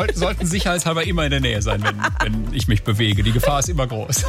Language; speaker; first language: German; native; German